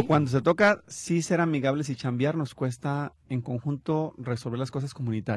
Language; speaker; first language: Spanish; native; Spanish